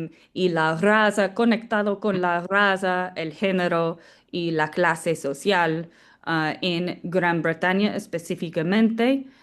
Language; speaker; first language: Spanish; non-native, fluent; English